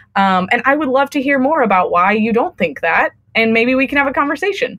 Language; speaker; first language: English; native; English